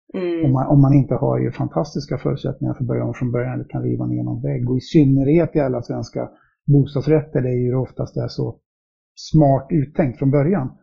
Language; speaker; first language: Swedish; native; Swedish